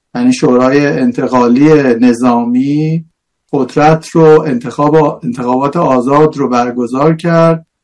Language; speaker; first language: Persian; native; Persian